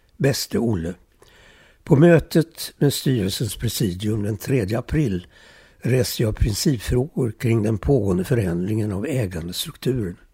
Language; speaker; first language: Swedish; early bilingual, other home language; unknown